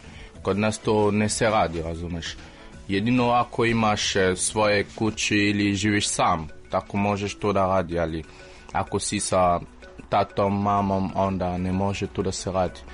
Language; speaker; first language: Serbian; non-native, fluent; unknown